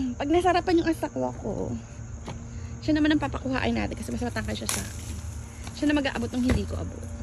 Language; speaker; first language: Filipino; native; Filipino